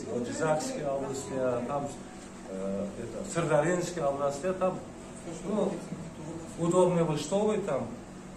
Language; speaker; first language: Russian; non-native, local second language; Uzbek